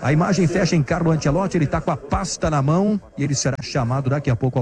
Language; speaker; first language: Portuguese; native; Portuguese